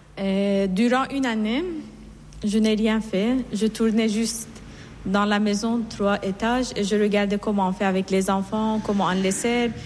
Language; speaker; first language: French; non-native, fluent; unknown